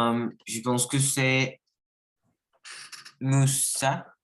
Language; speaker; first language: French; non-native, learner; Spanish